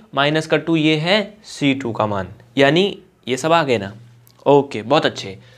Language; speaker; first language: Hindi; native; Hindi